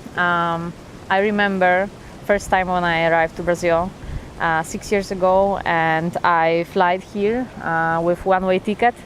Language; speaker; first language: English; non-native, fluent; Polish